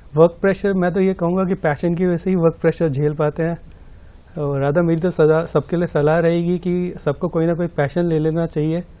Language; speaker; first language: Hindi; native; Hindi